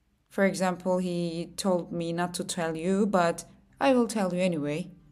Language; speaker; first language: English; non-native, fluent; Turkish